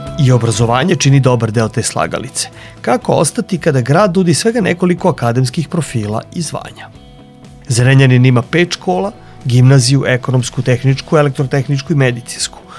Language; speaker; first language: Serbian; native; Serbian